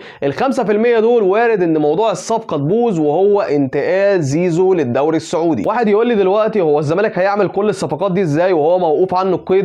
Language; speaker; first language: Arabic; native; Arabic